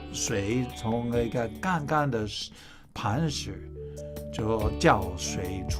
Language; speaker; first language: Chinese; early bilingual, heritage; English